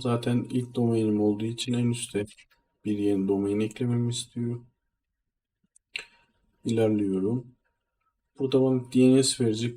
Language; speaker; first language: Turkish; native; Turkish